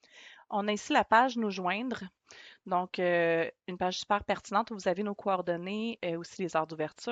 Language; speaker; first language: French; native; French